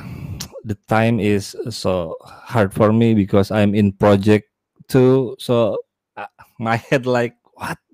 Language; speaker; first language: English; non-native, learner; Indonesian